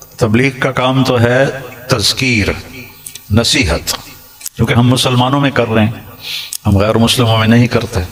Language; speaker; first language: Urdu; non-native, local second language; Punjabi